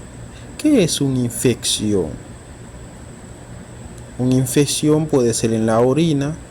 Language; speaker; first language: Spanish; non-native, fluent; Haitian Creole